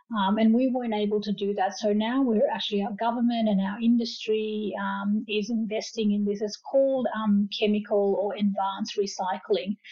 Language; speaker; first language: English; early bilingual, other home language; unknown